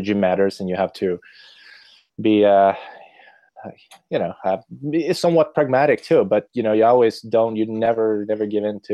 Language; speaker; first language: English; non-native, fluent; Swedish